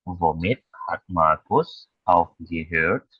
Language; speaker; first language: German; non-native, fluent; Indonesian